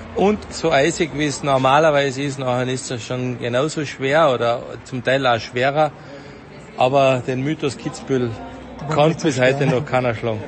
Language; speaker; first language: German; native; German